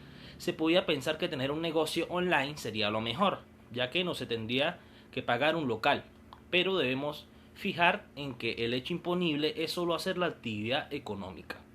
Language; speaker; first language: Spanish; native; Spanish